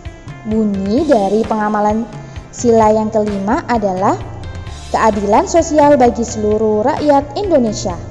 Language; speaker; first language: Indonesian; native; Indonesian